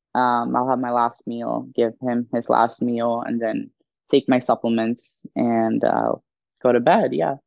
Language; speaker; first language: English; non-native, fluent; Swedish